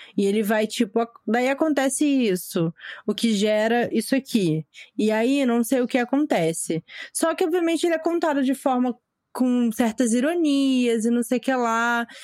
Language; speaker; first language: Portuguese; native; Portuguese